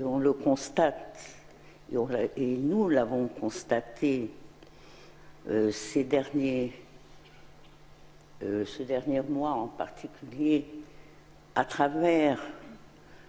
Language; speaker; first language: French; non-native, local second language; Arabic